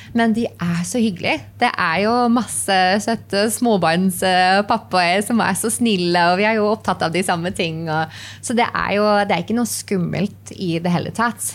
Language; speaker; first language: Norwegian; non-native, fluent; English